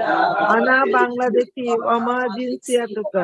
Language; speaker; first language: Arabic; non-native, learner; Bangla